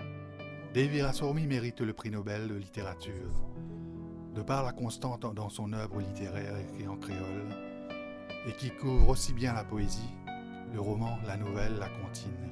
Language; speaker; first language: French; non-native, local second language; Morisyen